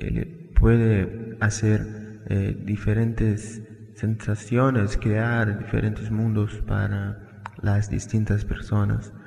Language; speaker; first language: Spanish; non-native, fluent; Portuguese